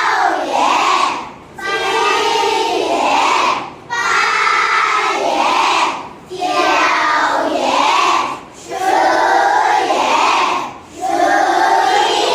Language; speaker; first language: Chinese; non-native, learner; Lao